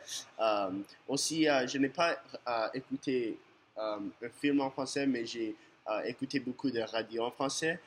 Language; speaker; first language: French; non-native, local second language; English